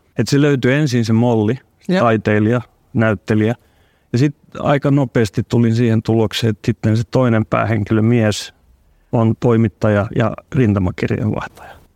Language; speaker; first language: Finnish; non-native, local second language; Swedish